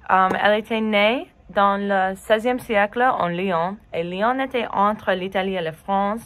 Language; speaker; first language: French; non-native, learner; English